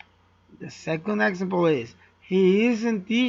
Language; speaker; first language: English; non-native, learner; Spanish